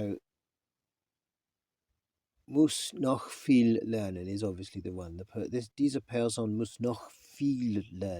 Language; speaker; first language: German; non-native, learner; English